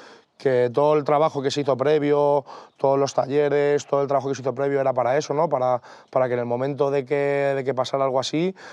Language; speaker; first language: Spanish; native; Spanish